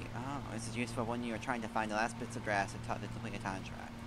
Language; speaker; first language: English; native; English